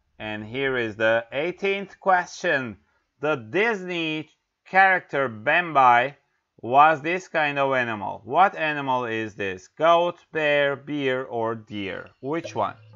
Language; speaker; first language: English; non-native, fluent; Turkish